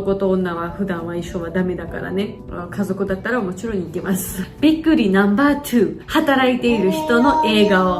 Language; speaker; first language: Japanese; non-native, learner; Georgian